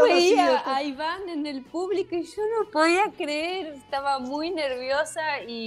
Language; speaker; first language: Portuguese; non-native, learner; Spanish